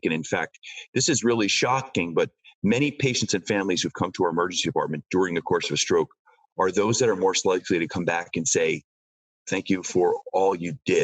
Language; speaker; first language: English; native; English